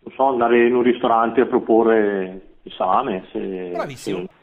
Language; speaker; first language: Italian; native; Italian